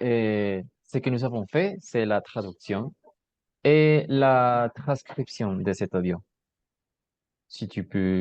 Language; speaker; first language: French; non-native, learner; Spanish